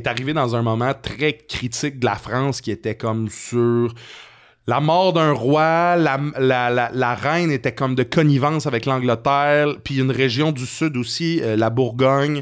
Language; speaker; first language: French; native; French